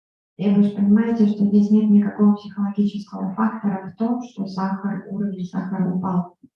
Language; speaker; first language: Russian; native; Russian